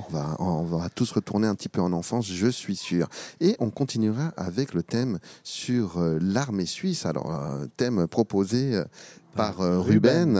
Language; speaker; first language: French; native; French